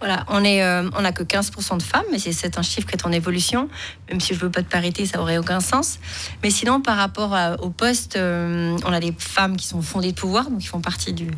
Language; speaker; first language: French; native; French